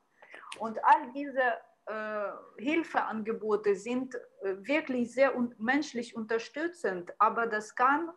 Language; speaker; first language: German; non-native, fluent; Ukrainian